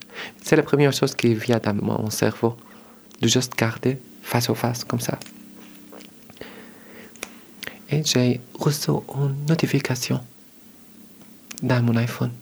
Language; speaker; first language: French; non-native, learner; Arabic